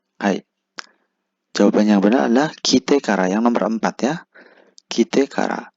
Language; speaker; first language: Indonesian; native; Indonesian